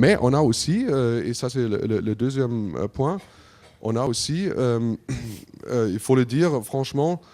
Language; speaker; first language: French; non-native, fluent; German